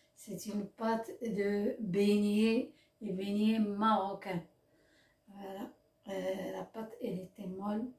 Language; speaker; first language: French; non-native, local second language; Arabic